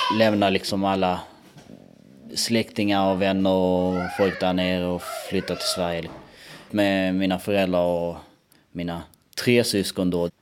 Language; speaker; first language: Swedish; early bilingual, other home language; Albanian